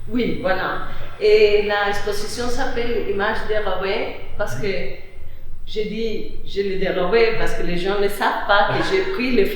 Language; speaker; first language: French; non-native, fluent; Spanish